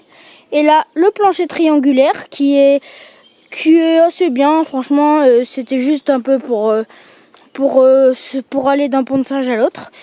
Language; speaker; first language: French; native; French